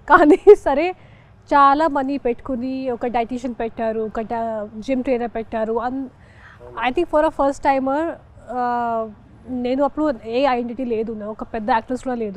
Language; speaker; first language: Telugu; non-native, local second language; Hindi